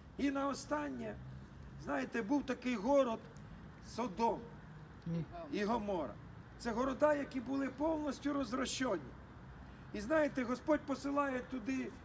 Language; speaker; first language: Ukrainian; native; Ukrainian